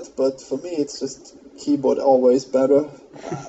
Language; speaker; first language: English; non-native, fluent; German